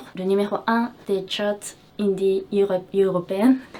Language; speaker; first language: French; non-native, fluent; Japanese